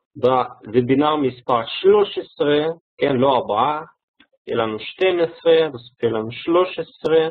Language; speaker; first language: Hebrew; non-native, fluent; Russian